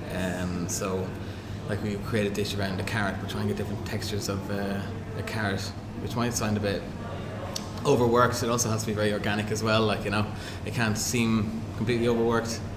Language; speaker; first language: English; native; English